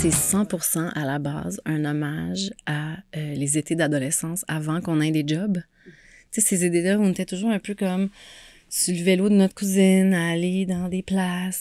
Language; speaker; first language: French; native; French